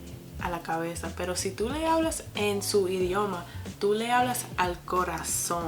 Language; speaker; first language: Spanish; non-native, fluent; English